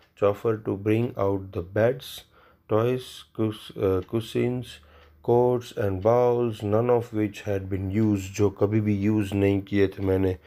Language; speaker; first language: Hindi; non-native, local second language; Gujarati